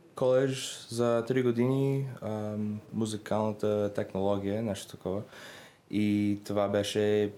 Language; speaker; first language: Bulgarian; non-native, learner; English